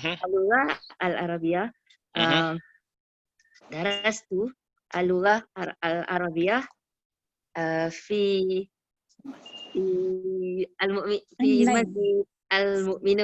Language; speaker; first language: Arabic; non-native, learner; Malay